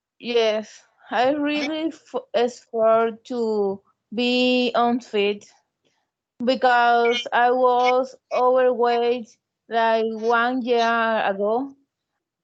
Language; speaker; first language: English; non-native, learner; Spanish